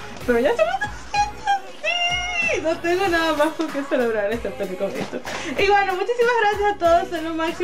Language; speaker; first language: Spanish; native; Spanish